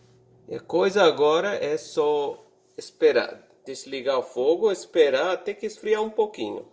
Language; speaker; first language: Portuguese; non-native, fluent; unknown